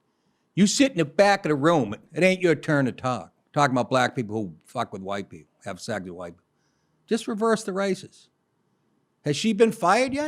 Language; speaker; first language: English; native; English